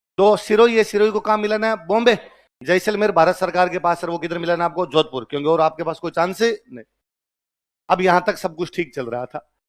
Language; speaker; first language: Hindi; native; Hindi